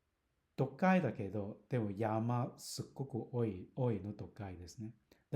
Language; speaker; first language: Japanese; non-native, fluent; Cantonese